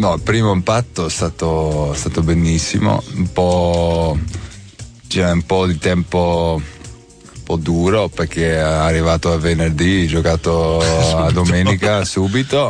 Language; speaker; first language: Italian; non-native, learner; Dutch